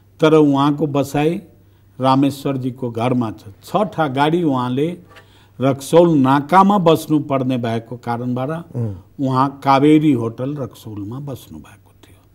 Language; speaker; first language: Nepali; non-native, local second language; Bhojpuri